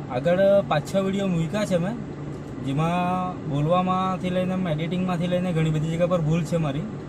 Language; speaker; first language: Gujarati; non-native, local second language; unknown